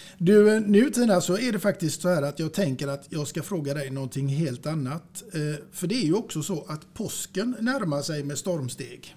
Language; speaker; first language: Swedish; native; Swedish